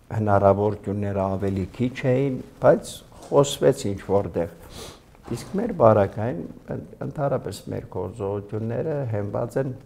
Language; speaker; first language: Armenian; early bilingual, heritage; Armenian